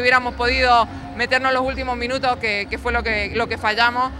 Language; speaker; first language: Spanish; native; Spanish